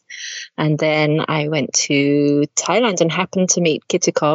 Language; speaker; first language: English; native; English